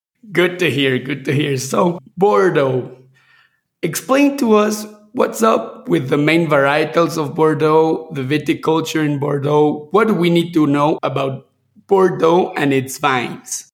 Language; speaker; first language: English; non-native, fluent; Spanish